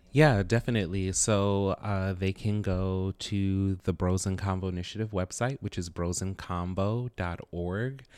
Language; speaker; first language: English; native; English